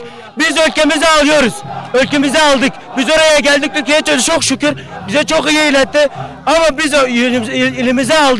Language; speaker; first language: Turkish; early bilingual, other home language; Arabic